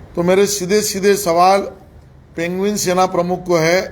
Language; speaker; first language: Hindi; non-native, local second language; Marathi